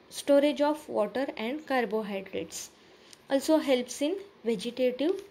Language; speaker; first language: English; non-native, local second language; Marathi